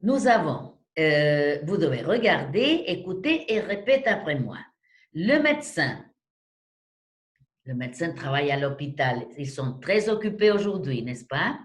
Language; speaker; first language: French; non-native, fluent; Spanish